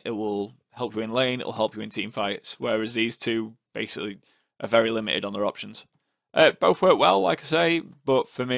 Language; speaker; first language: English; native; English